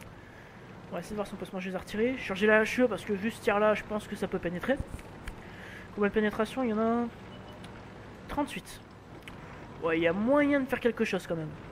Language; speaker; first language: French; native; French